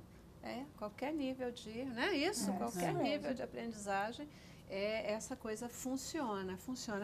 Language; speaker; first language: Portuguese; native; Portuguese